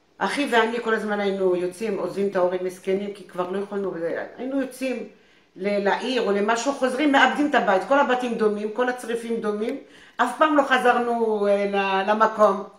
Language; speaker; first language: Hebrew; non-native, fluent; French